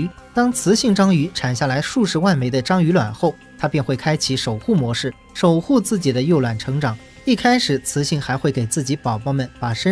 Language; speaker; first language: Chinese; native; Chinese